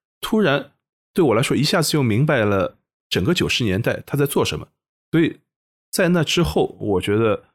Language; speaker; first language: Chinese; native; Chinese